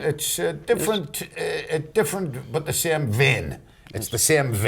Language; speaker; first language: English; native; English